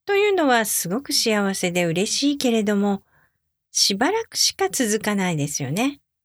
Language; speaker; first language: Japanese; native; Japanese